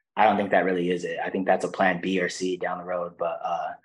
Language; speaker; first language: English; non-native, fluent; Portuguese